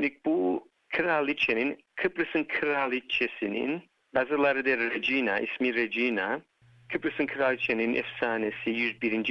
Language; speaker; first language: Turkish; early bilingual, heritage; Turkish